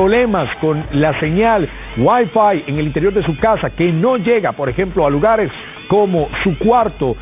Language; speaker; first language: Spanish; native; Spanish